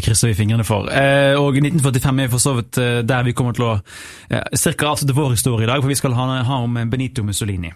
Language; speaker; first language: Norwegian; native; Norwegian